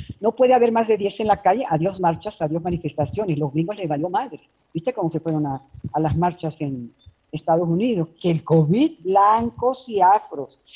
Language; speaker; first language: Spanish; native; Spanish